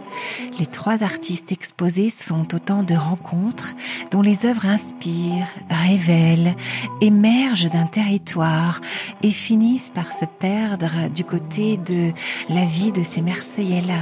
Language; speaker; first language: French; native; French